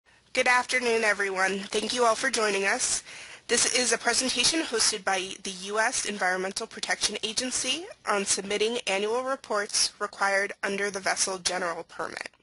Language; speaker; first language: English; native; English